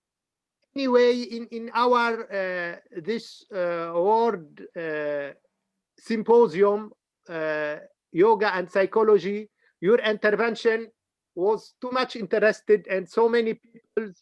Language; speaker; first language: English; non-native, fluent; Arabic